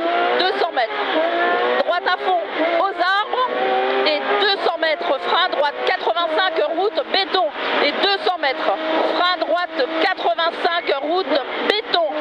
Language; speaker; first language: French; native; French